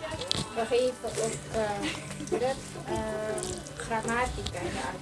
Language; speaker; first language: Dutch; non-native, learner; Indonesian